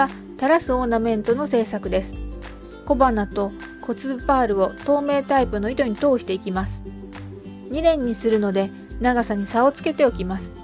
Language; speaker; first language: Japanese; native; Japanese